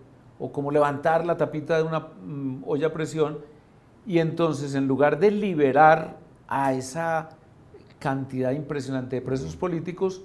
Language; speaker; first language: Spanish; native; Spanish